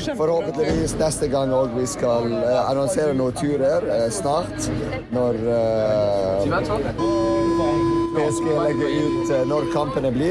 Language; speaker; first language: Norwegian; non-native, fluent; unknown